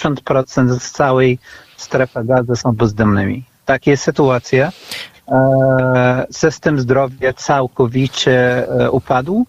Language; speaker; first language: Polish; non-native, fluent; Arabic